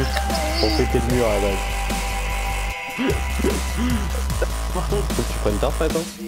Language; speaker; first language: French; native; French